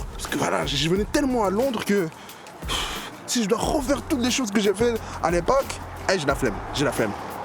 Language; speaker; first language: French; native; French